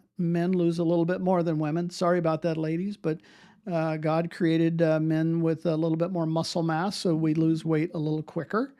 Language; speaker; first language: English; native; English